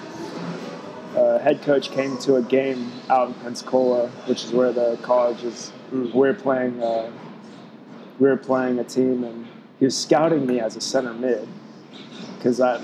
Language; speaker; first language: English; native; English